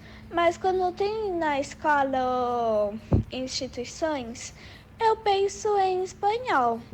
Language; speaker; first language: Portuguese; early bilingual, other home language; Spanish